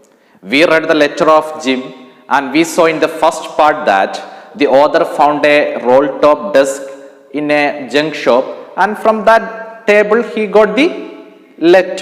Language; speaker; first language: English; non-native, local second language; Malayalam